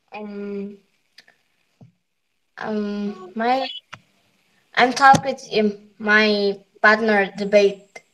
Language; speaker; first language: English; non-native, learner; Indonesian